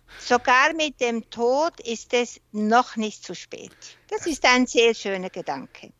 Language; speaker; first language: German; non-native, local second language; French